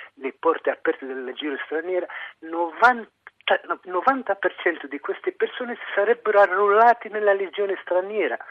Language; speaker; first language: Italian; non-native, fluent; Arabic